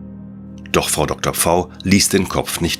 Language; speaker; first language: German; native; German